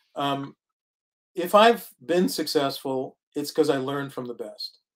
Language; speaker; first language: English; native; English